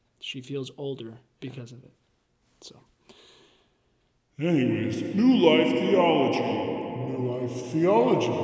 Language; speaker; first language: English; native; English